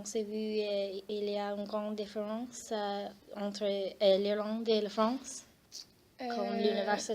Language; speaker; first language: French; non-native, learner; English